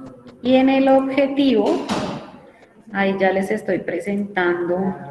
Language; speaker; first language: Spanish; native; Spanish